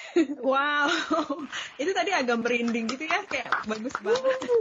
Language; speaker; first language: Indonesian; native; Indonesian